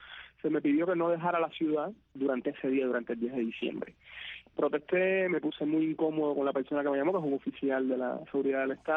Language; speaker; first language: Spanish; native; Spanish